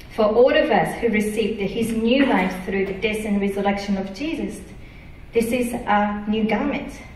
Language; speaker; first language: English; non-native, fluent; Japanese